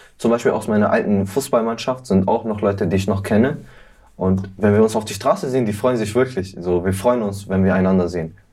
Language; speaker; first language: German; early bilingual, other home language; Arabic